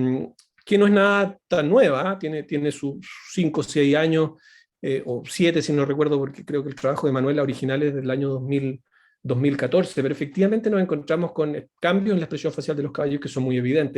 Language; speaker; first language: Spanish; native; Spanish